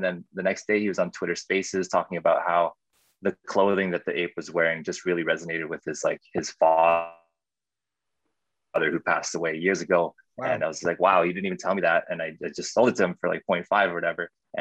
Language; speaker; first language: English; native; English